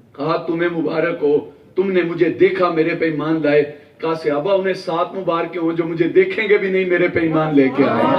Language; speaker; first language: Urdu; non-native, local second language; Punjabi